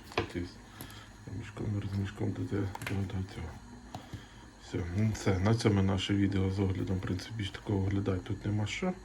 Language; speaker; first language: Ukrainian; native; Ukrainian